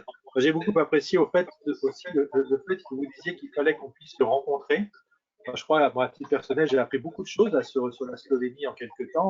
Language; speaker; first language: French; native; French